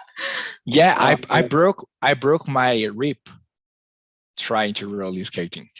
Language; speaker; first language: English; non-native, learner; Portuguese